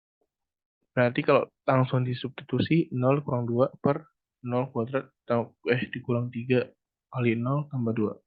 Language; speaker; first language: Indonesian; native; Indonesian